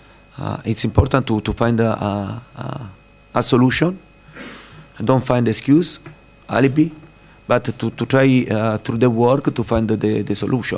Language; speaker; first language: English; non-native, fluent; Italian